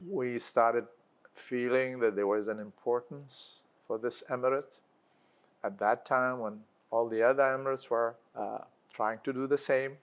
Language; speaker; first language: English; non-native, local second language; Arabic